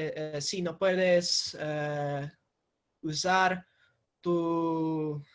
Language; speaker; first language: Spanish; non-native, learner; English